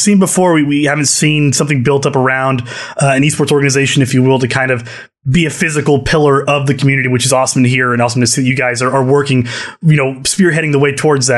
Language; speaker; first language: English; native; English